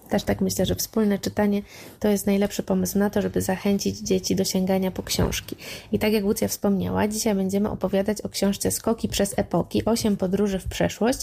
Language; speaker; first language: Polish; native; Polish